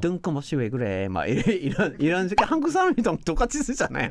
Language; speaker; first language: Korean; non-native, fluent; English